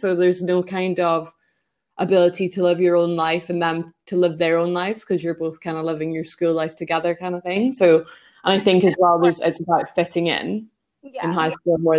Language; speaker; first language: English; native; English